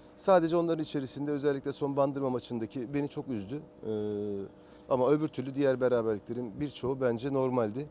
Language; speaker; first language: Turkish; native; Turkish